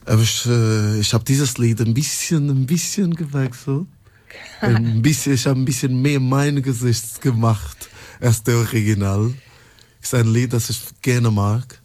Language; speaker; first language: German; non-native, learner; Portuguese